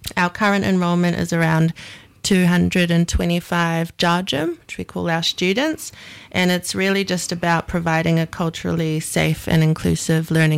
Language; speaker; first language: English; native; English